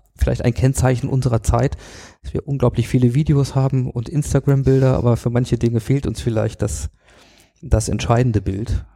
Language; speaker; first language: German; native; German